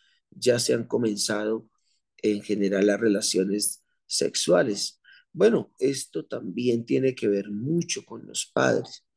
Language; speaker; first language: Spanish; native; Spanish